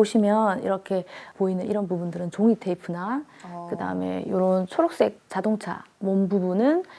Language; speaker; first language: Korean; native; Korean